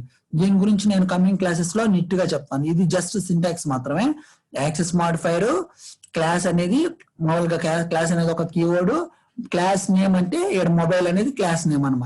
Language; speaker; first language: Telugu; native; Telugu